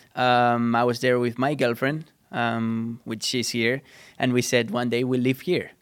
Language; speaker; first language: English; non-native, fluent; Spanish